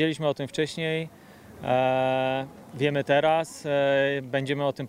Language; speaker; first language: Polish; native; Polish